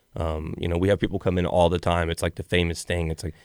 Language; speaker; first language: English; native; English